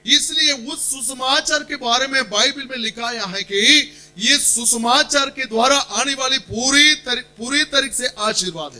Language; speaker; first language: Hindi; non-native, local second language; Tamil